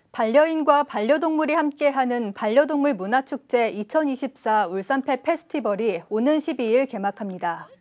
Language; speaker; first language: Korean; native; Korean